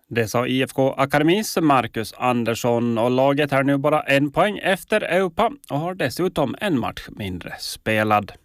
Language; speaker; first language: Swedish; native; Swedish